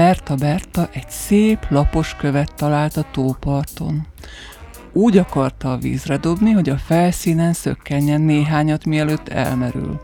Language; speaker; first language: Hungarian; native; Hungarian